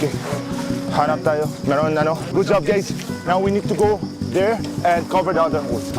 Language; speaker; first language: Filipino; non-native, learner; Arabic